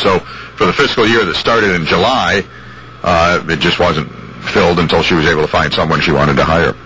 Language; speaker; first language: English; native; English